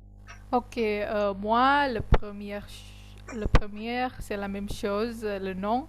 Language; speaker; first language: French; non-native, learner; Indonesian